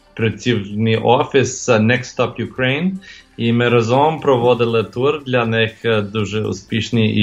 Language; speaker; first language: Ukrainian; early bilingual, heritage; English